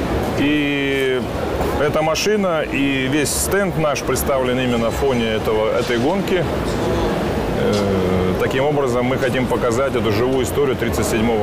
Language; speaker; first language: Russian; native; Russian